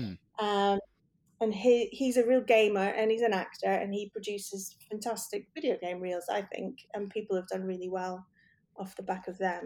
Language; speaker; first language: English; native; English